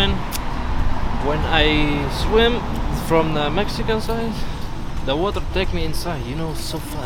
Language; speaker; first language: English; non-native, learner; Arabic